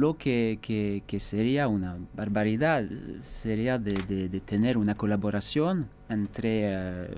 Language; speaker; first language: Spanish; non-native, fluent; French